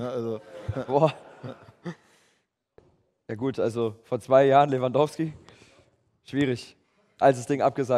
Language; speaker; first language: German; native; German